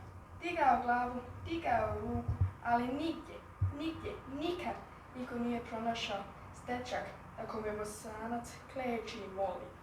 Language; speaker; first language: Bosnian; early bilingual, heritage; Bosnian